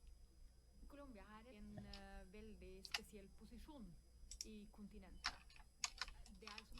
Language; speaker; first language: Norwegian; non-native, fluent; Spanish